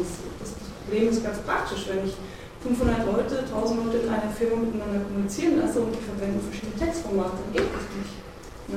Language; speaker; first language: German; native; German